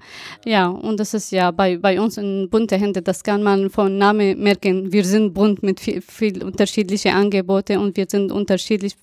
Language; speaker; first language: German; non-native, fluent; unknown